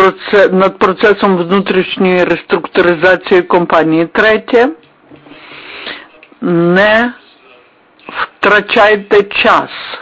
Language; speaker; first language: Ukrainian; non-native, fluent; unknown